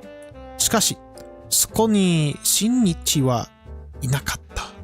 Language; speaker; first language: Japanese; non-native, learner; English